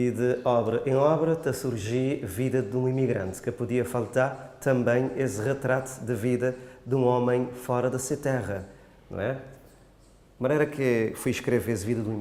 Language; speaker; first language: Portuguese; non-native, local second language; Kabuverdianu